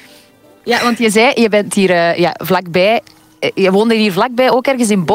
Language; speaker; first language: Dutch; native; Dutch